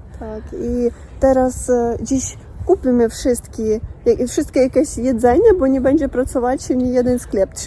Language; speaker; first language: Polish; non-native, learner; Russian